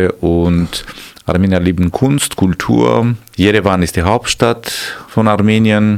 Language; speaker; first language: German; non-native, fluent; Armenian